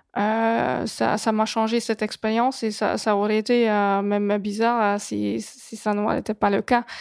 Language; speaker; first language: French; non-native, fluent; Hungarian